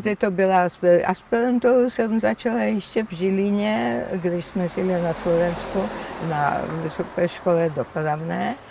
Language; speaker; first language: Czech; non-native, fluent; Georgian